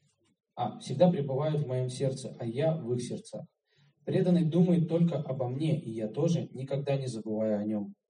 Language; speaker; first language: Russian; native; Russian